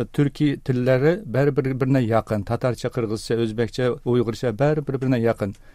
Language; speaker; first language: Tatar; early bilingual, heritage; Tatar